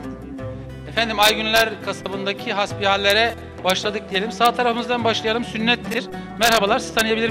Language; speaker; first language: Turkish; native; Turkish